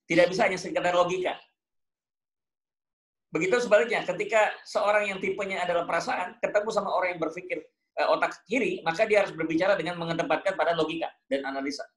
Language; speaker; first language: Indonesian; native; Indonesian